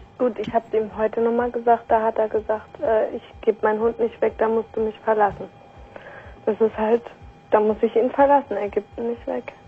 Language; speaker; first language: German; native; German